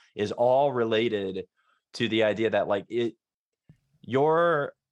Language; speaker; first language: English; native; English